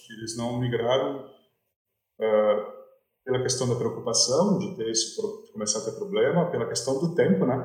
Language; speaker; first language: Portuguese; native; Portuguese